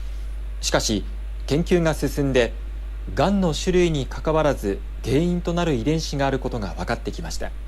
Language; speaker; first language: Japanese; native; Japanese